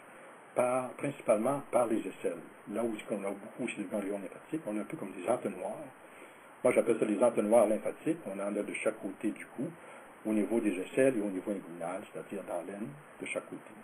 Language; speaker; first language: French; native; French